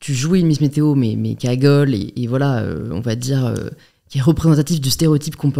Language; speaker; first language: French; native; French